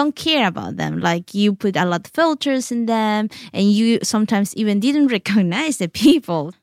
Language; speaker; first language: English; non-native, fluent; Spanish